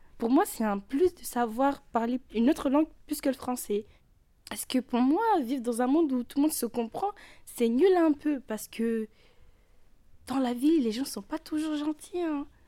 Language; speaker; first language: French; native; French